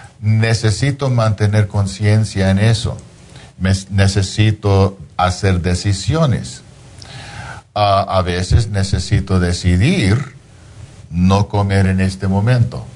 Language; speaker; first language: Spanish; non-native, fluent; English